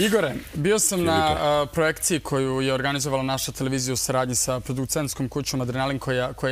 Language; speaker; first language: Serbian; native; Serbian